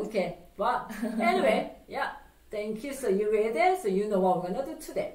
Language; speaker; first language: English; non-native, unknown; Korean